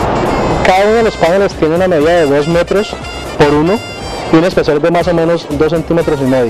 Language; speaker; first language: Spanish; native; Spanish